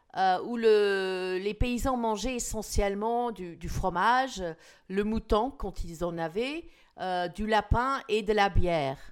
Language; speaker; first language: French; non-native, fluent; English